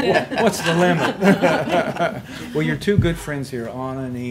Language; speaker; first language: English; native; English